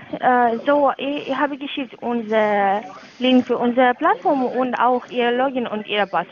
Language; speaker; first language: German; non-native, learner; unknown